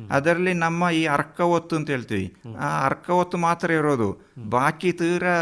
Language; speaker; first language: Kannada; non-native, local second language; Kodava